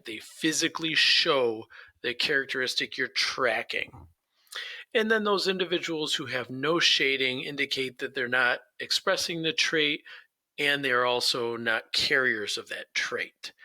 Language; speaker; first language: English; native; English